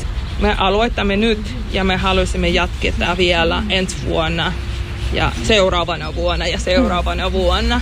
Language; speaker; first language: Finnish; non-native, fluent; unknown